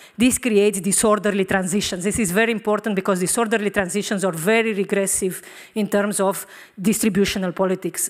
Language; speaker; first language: English; non-native, fluent; Romanian